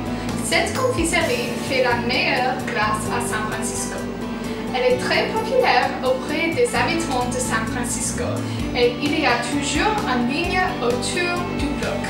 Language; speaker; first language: French; non-native, learner; English